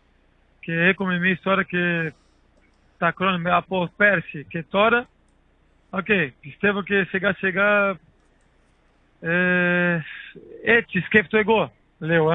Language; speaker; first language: Greek; non-native, learner; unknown